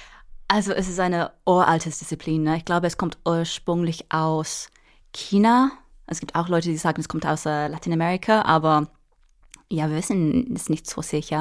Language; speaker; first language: German; non-native, fluent; English